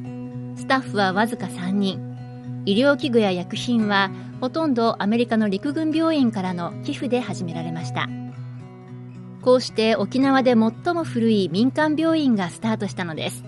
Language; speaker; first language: Japanese; native; Japanese